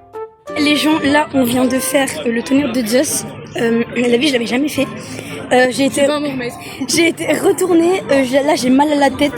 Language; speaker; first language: French; native; French